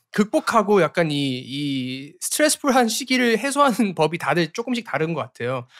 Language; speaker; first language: Korean; early bilingual, heritage; Korean